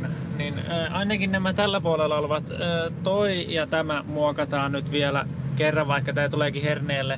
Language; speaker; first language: Finnish; native; Finnish